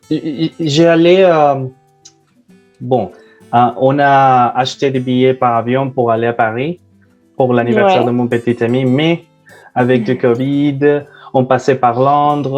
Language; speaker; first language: French; non-native, fluent; Spanish